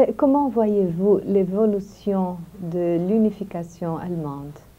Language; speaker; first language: French; non-native, fluent; Portuguese